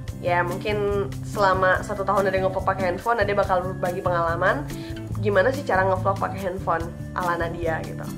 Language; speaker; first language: Indonesian; non-native, local second language; Minangkabau